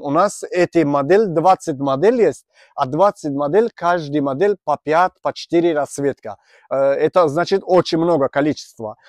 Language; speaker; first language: Russian; non-native, learner; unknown